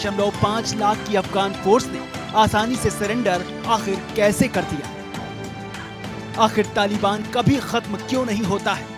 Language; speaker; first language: Hindi; native; Hindi